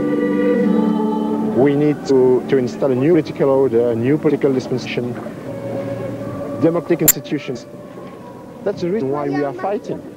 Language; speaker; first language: English; non-native, fluent; French